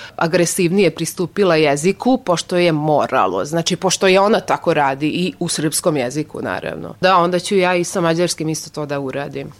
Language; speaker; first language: Serbian; non-native, local second language; Hungarian